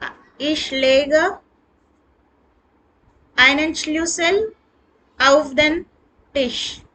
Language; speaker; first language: German; non-native, learner; Hindi